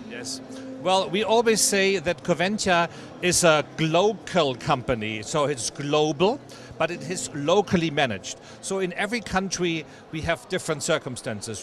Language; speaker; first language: English; non-native, fluent; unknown